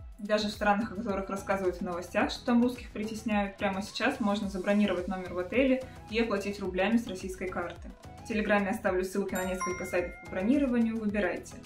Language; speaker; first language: Russian; native; Russian